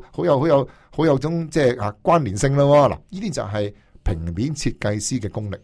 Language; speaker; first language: Cantonese; native; Cantonese